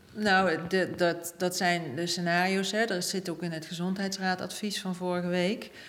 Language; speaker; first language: Dutch; native; Dutch